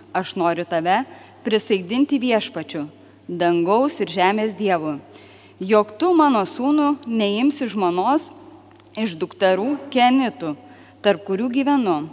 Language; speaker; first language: Lithuanian; native; Lithuanian